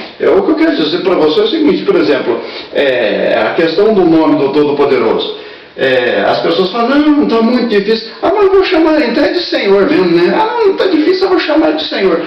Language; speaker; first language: Portuguese; native; Portuguese